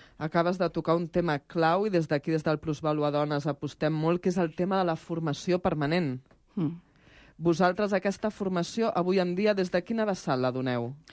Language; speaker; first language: Catalan; native; Catalan